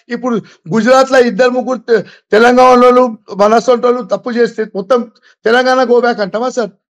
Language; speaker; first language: Telugu; non-native, local second language; Gujarati